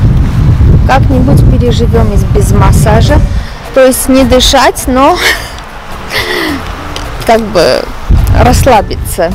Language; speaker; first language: Russian; non-native, fluent; Armenian